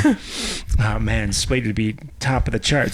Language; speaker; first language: English; native; English